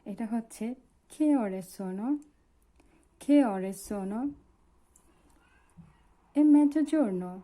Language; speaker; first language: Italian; non-native, learner; Bangla